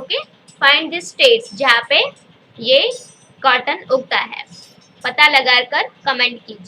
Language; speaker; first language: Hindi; native; Hindi